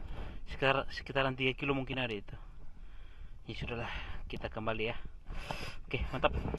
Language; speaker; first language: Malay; non-native, local second language; Batak Toba